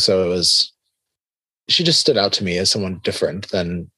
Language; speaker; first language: English; native; English